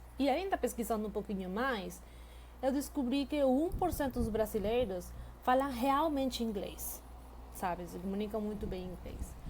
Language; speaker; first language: Portuguese; non-native, fluent; Spanish